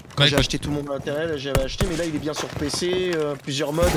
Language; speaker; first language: French; native; French